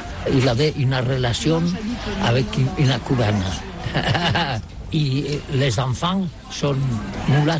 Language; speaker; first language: French; non-native, learner; Catalan